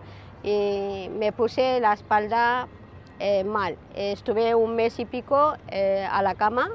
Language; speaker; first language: Spanish; non-native, learner; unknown